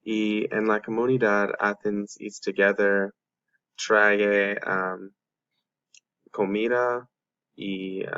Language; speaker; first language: Spanish; non-native, learner; English